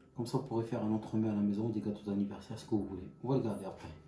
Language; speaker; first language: French; non-native, local second language; Arabic